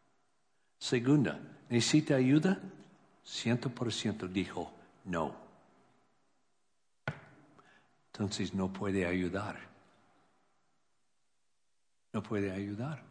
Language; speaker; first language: Spanish; non-native, learner; English